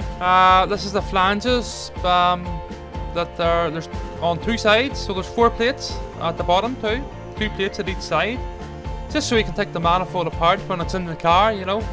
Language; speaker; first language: English; native; English